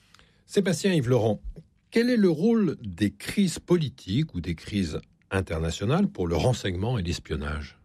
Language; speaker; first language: French; native; French